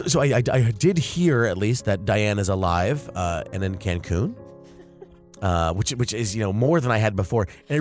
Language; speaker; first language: English; native; English